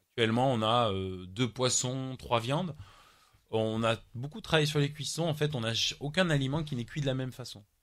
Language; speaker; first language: French; native; French